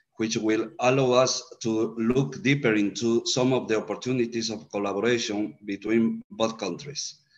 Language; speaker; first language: English; non-native, fluent; Spanish